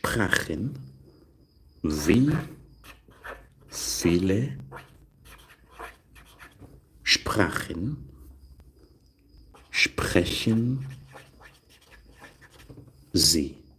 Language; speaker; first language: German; non-native, learner; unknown